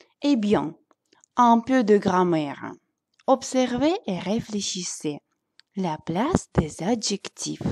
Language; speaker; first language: French; non-native, fluent; Russian